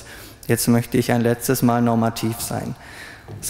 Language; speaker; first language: German; native; German